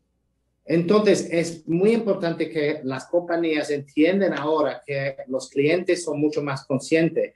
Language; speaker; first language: Spanish; non-native, fluent; English